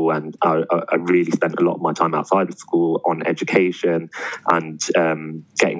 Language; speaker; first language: English; native; English